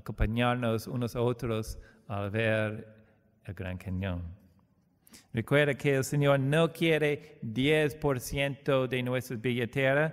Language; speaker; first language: Spanish; non-native, learner; English